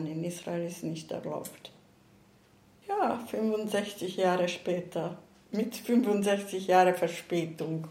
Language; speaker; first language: German; non-native, fluent; Hungarian